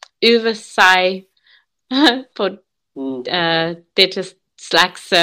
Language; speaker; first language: Danish; non-native, learner; English